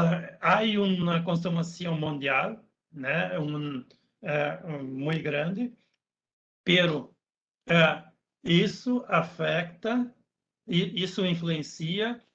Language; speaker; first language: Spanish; non-native, learner; Portuguese